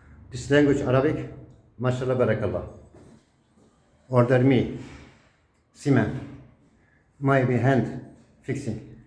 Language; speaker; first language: English; non-native, learner; Turkish